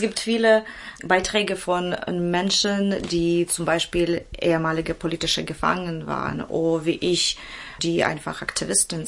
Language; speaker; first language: German; non-native, fluent; Russian